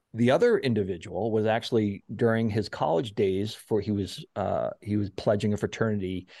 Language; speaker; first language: English; native; English